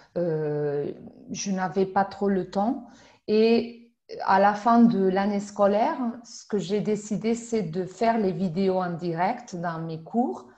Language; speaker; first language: French; non-native, fluent; Spanish